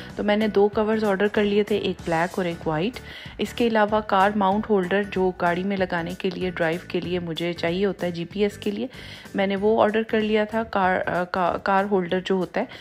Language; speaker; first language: Urdu; native; Urdu